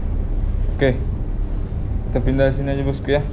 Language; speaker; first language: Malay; non-native, local second language; Javanese